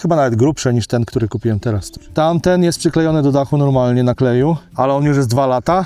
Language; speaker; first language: Polish; native; Polish